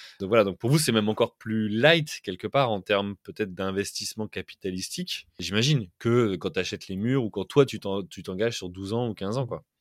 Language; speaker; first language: French; native; French